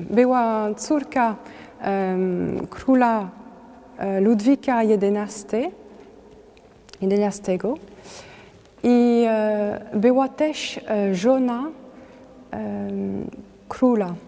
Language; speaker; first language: Polish; non-native, learner; French